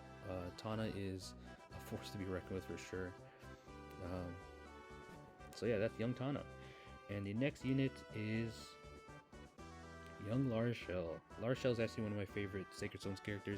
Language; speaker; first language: English; native; English